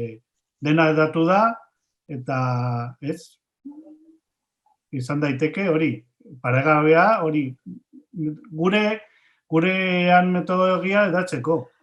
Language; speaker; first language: Basque; non-native, local second language; Spanish